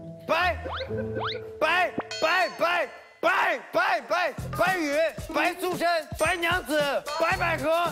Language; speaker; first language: Chinese; native; Chinese